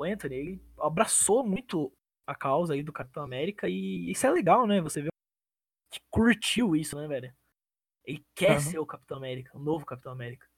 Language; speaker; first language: Portuguese; native; Portuguese